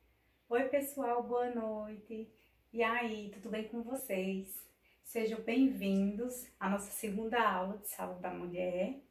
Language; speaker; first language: Portuguese; native; Portuguese